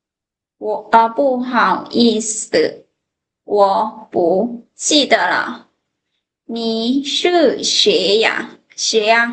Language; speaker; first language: Chinese; non-native, fluent; Lao